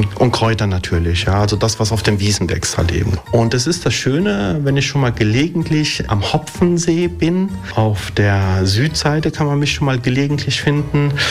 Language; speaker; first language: German; early bilingual, other home language; Italian